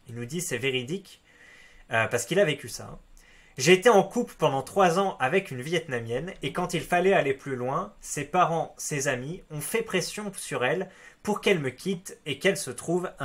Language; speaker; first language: French; native; French